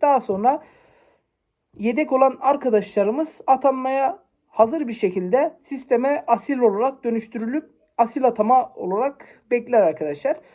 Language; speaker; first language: Turkish; native; Turkish